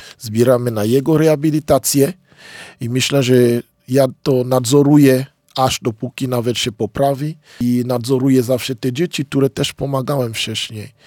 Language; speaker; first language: Polish; non-native, fluent; Lingala